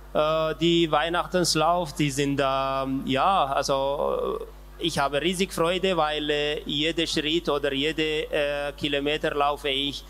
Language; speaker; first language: German; non-native, learner; Tigrinya